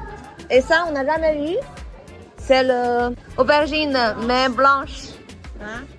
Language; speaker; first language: French; non-native, fluent; Chinese